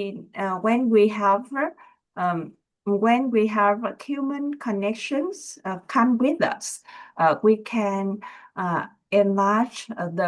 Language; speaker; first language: English; non-native, learner; Vietnamese